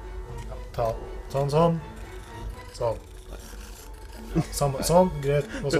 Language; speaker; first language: Norwegian; native; Norwegian